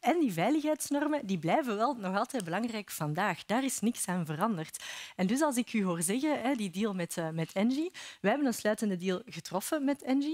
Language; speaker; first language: Dutch; native; Dutch